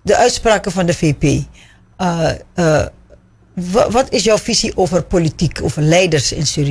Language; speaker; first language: Dutch; native; Dutch